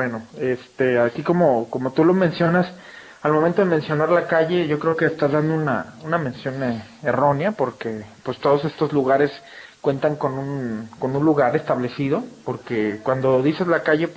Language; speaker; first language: Spanish; native; Spanish